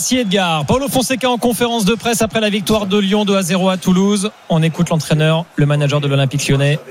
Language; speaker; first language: French; native; French